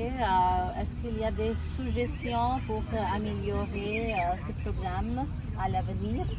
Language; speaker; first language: French; non-native, learner; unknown